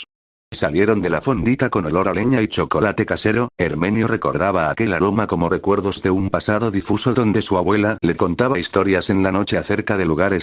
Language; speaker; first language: Spanish; native; Spanish